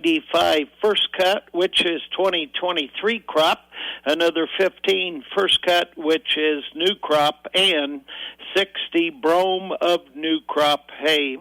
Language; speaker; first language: English; native; English